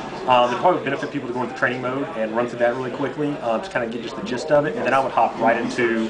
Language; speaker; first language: English; native; English